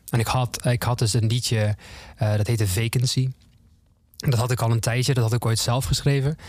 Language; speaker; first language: Dutch; native; Dutch